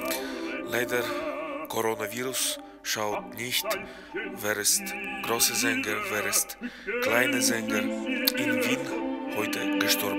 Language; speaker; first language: German; non-native, fluent; Russian